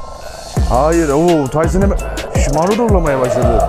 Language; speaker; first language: Turkish; native; Turkish